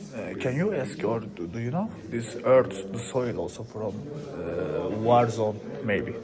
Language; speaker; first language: English; non-native, learner; Turkish